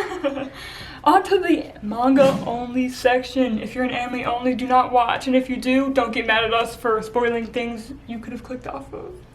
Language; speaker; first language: English; native; English